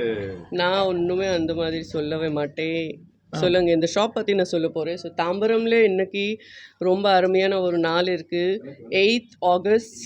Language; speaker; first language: Tamil; non-native, fluent; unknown